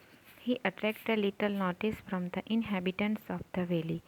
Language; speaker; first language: English; non-native, local second language; Gujarati